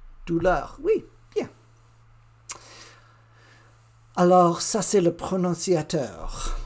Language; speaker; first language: French; non-native, learner; English